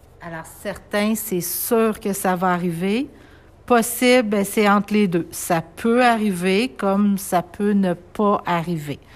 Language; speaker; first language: French; native; French